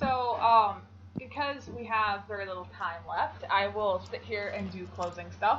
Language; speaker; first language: English; native; English